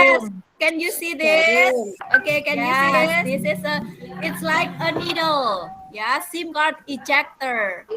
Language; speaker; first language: English; non-native, fluent; Indonesian